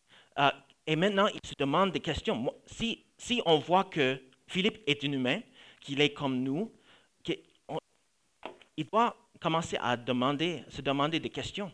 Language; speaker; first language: French; non-native, fluent; English